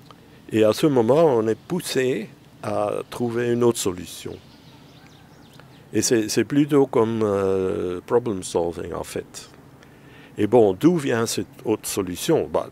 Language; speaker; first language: French; non-native, fluent; Dutch